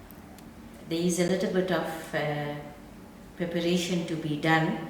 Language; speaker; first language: English; native; English